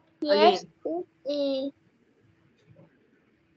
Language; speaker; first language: English; non-native, learner; Vietnamese